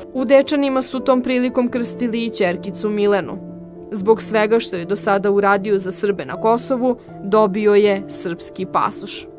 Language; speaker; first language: Serbian; native; Serbian